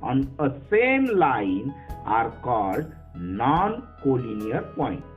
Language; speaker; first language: English; non-native, local second language; Marathi